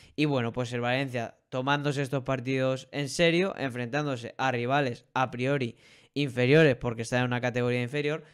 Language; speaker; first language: Spanish; native; Spanish